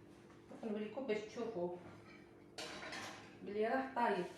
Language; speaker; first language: Arabic; native; Arabic